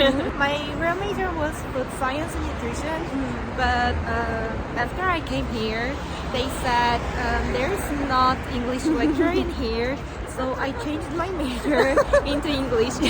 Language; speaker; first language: English; non-native, learner; Korean